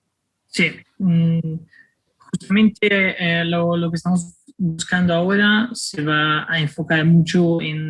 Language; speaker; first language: Spanish; non-native, fluent; Italian